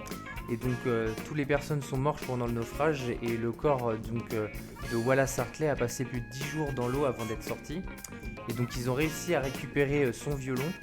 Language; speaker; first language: French; native; French